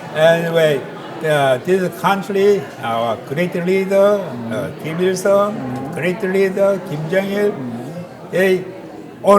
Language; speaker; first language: English; non-native, learner; Korean